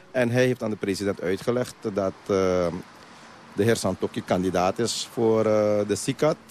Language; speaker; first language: Dutch; non-native, local second language; Caribbean Hindustani